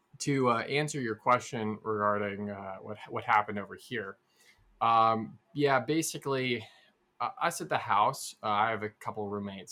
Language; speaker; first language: English; native; English